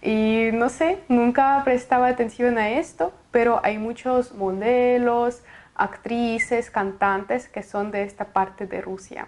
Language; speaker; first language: Spanish; non-native, fluent; Russian